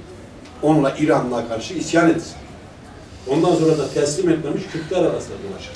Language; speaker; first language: Turkish; non-native, local second language; Kurdish